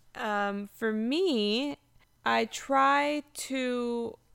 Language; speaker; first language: English; native; English